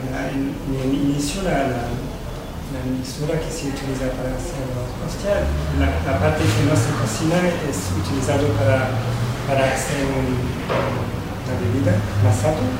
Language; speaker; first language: Spanish; non-native, fluent; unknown